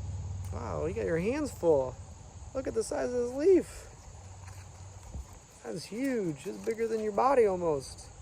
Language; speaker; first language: English; native; English